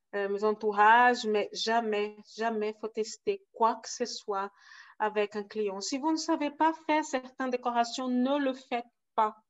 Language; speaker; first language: French; non-native, fluent; Portuguese